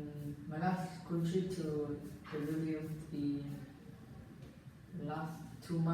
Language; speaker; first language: English; non-native, learner; Vietnamese